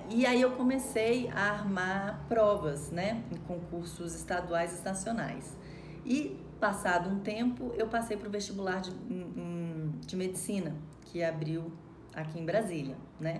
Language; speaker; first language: Portuguese; native; Portuguese